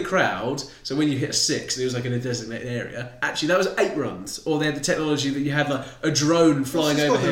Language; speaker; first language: English; native; English